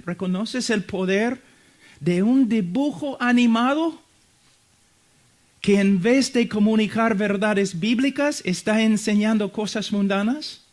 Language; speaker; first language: Spanish; non-native, fluent; English